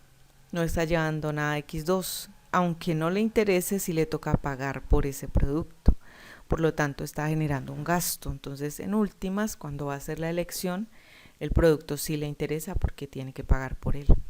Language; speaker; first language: Spanish; native; Spanish